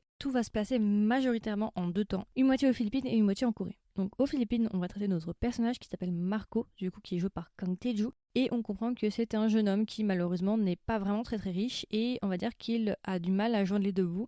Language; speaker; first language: French; native; French